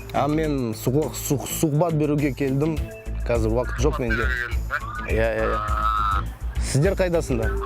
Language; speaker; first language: Kazakh; non-native, local second language; Russian